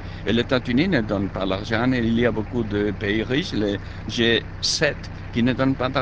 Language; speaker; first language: French; non-native, learner; Spanish